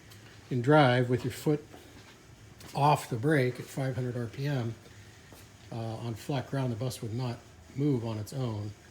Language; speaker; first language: English; native; English